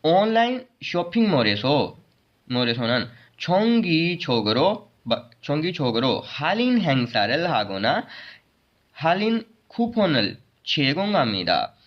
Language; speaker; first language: Korean; non-native, learner; Urdu